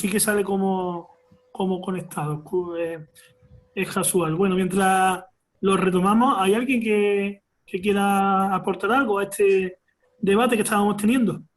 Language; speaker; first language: Spanish; native; Spanish